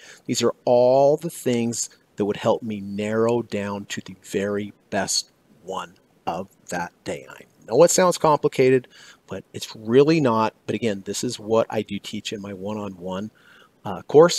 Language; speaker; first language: English; native; English